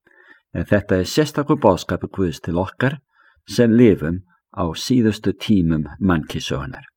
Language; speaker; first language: Icelandic; native; Icelandic